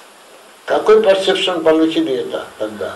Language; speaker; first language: Russian; non-native, learner; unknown